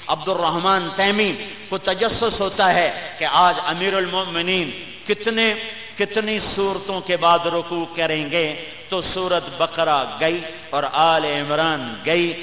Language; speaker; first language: Urdu; non-native, local second language; Punjabi